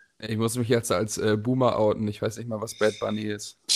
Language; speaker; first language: German; native; German